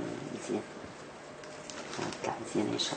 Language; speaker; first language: Arabic; native; Arabic